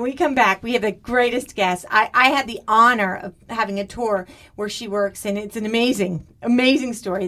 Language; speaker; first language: English; non-native, fluent; Turkish